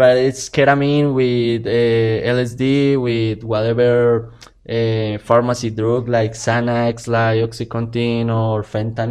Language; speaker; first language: English; non-native, learner; Spanish